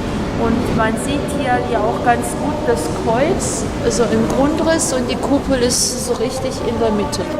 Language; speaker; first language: German; non-native, fluent; Georgian